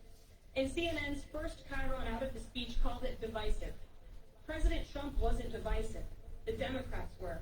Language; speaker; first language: English; native; English